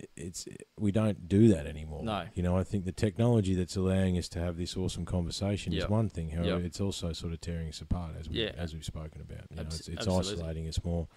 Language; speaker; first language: English; native; English